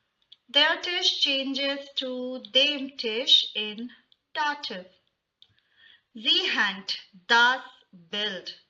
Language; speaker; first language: German; non-native, fluent; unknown